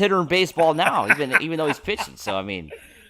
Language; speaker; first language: English; native; English